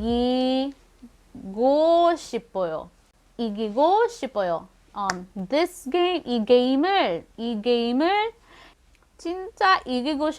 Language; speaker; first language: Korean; non-native, fluent; Filipino